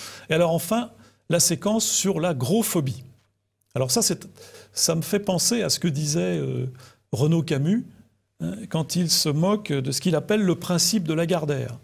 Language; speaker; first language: French; native; French